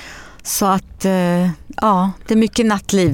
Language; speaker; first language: Swedish; early bilingual, other home language; Arabic